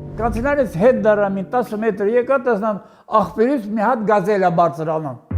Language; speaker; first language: Armenian; native; Armenian